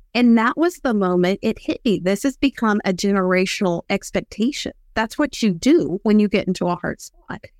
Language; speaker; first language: English; native; English